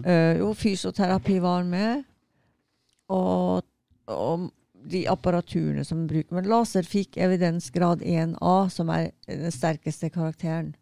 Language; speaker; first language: Norwegian; native; Norwegian